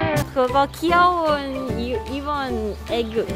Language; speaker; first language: Korean; non-native, learner; Cantonese